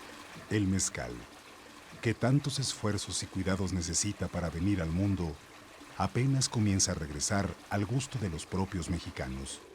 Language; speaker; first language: Spanish; native; Spanish